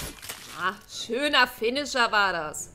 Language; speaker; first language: German; native; German